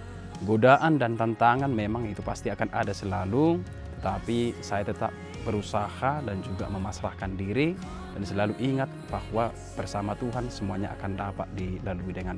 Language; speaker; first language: Indonesian; native; Indonesian